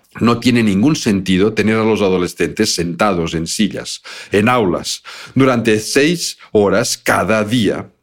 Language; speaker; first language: Spanish; native; Spanish